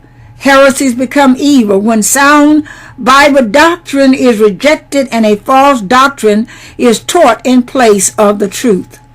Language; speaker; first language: English; native; English